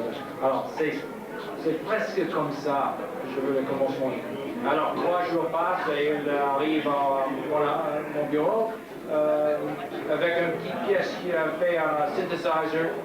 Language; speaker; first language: French; non-native, learner; English